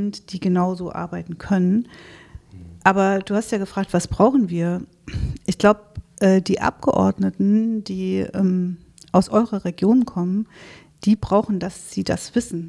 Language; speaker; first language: German; native; German